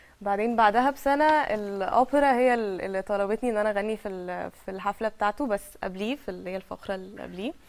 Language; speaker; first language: Arabic; native; Arabic